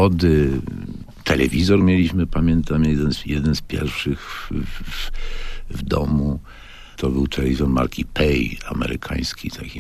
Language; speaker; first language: Polish; native; Polish